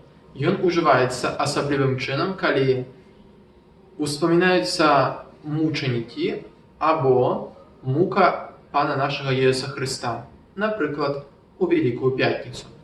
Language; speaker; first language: Belarusian; non-native, local second language; Russian